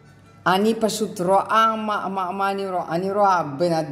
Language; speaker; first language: Hebrew; non-native, fluent; Russian